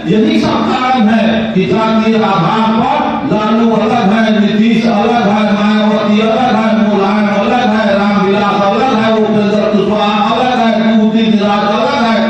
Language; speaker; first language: Hindi; native; Hindi